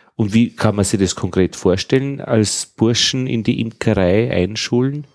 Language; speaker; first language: German; native; German